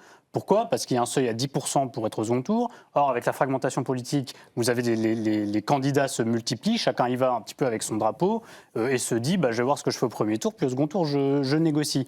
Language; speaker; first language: French; native; French